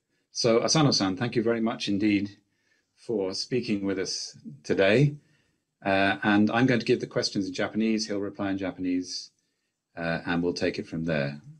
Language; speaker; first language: English; native; English